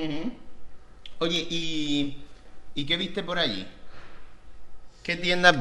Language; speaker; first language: Spanish; native; Spanish